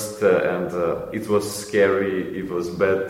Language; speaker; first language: English; non-native, learner; Ukrainian